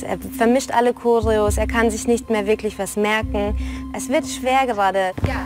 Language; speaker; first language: German; native; German